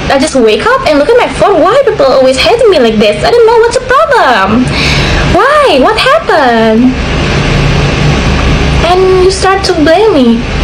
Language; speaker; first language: English; non-native, learner; Indonesian